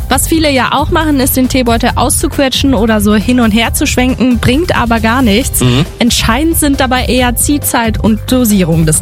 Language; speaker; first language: German; native; German